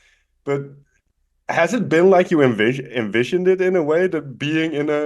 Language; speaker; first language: English; non-native, fluent; Dutch